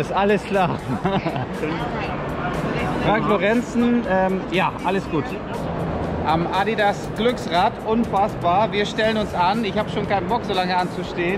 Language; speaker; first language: German; native; German